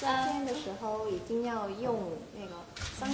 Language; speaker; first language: Chinese; non-native, learner; Korean